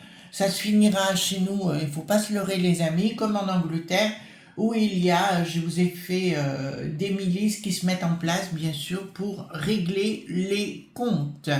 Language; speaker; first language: French; native; French